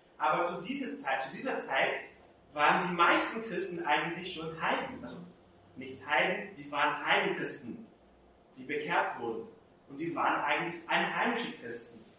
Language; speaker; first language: German; non-native, fluent; Portuguese